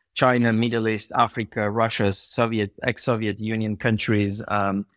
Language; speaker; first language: English; non-native, fluent; Bulgarian